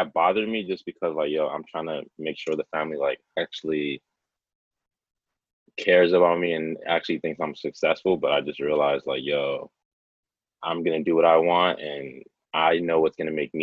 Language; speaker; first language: English; native; English